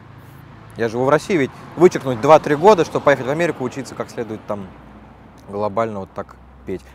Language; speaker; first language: Russian; native; Russian